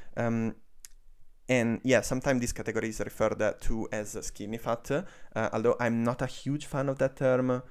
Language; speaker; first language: English; non-native, fluent; Italian